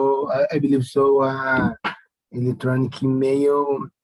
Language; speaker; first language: English; non-native, learner; Portuguese